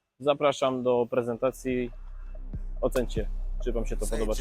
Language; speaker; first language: Polish; native; Polish